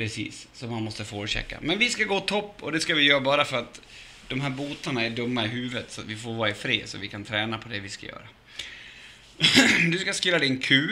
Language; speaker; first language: Swedish; native; Swedish